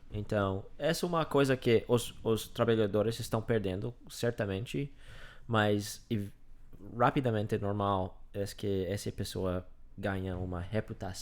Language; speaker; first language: Portuguese; non-native, fluent; English